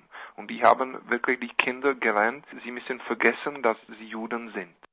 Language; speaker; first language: German; non-native, fluent; Czech